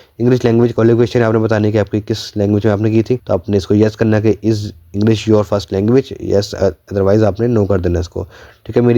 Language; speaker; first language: Urdu; non-native, local second language; Punjabi